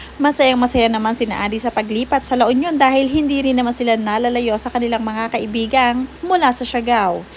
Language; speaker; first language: Filipino; native; Filipino